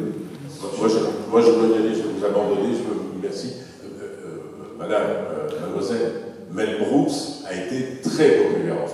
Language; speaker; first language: French; native; French